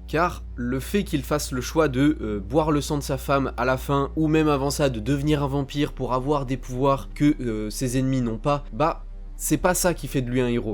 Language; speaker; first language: French; native; French